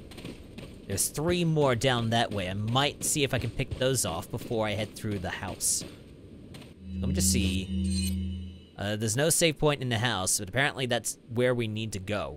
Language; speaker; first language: English; native; English